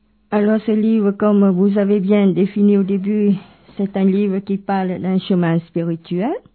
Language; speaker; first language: French; non-native, local second language; Khmer